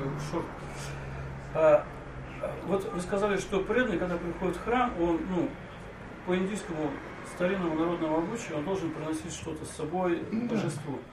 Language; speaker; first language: Russian; native; Russian